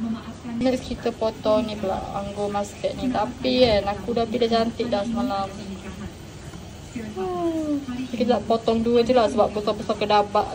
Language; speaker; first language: Malay; native; Malay